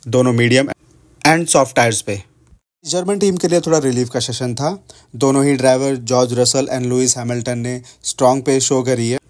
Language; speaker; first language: Hindi; native; Hindi